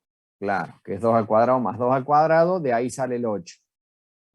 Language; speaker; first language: Spanish; native; Spanish